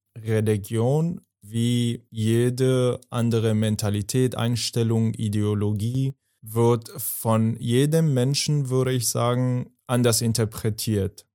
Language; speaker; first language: German; non-native, fluent; Persian